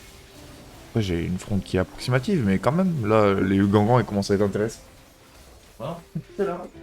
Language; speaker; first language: French; native; French